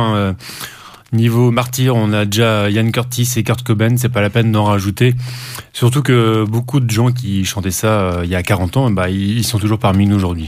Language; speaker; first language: French; native; French